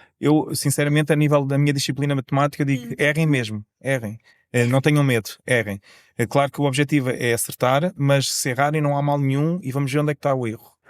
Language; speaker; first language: Portuguese; native; Portuguese